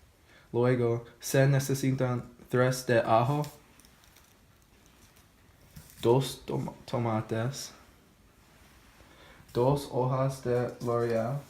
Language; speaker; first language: Spanish; non-native, learner; English